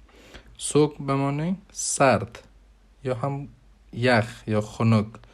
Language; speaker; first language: Persian; non-native, fluent; Urdu